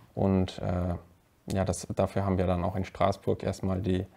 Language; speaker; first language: German; native; German